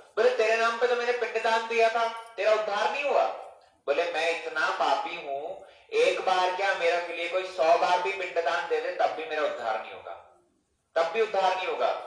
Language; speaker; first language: Hindi; non-native, fluent; English